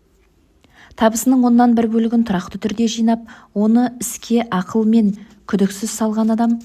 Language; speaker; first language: Kazakh; native; Kazakh